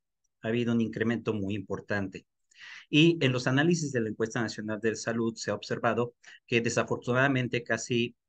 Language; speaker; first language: Spanish; native; Spanish